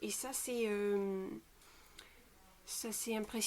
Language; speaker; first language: French; non-native, fluent; Bulgarian